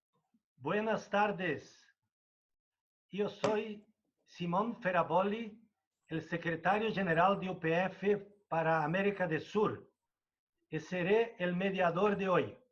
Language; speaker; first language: Spanish; non-native, fluent; Portuguese